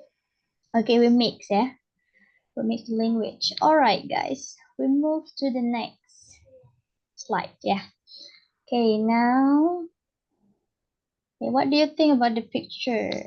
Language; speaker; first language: English; non-native, learner; Indonesian